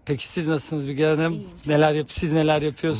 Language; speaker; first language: Turkish; native; Turkish